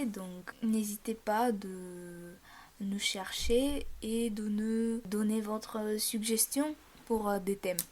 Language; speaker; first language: French; non-native, fluent; Bulgarian